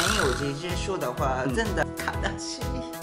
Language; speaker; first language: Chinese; non-native, fluent; Japanese